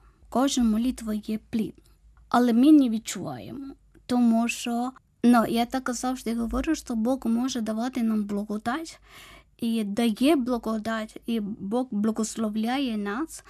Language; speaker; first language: Ukrainian; non-native, fluent; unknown